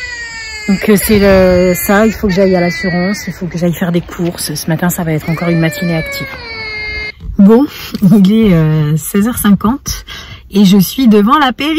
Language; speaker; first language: French; native; French